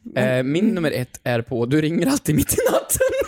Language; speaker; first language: Swedish; native; Swedish